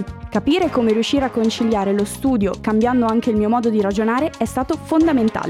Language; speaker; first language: Italian; native; Italian